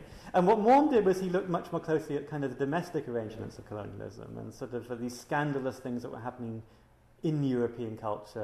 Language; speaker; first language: English; native; English